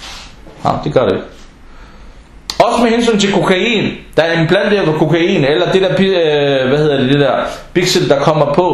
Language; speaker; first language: Danish; non-native, fluent; Arabic